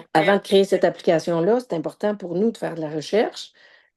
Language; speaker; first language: French; native; French